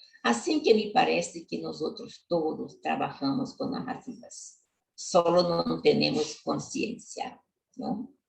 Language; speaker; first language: Spanish; non-native, learner; Portuguese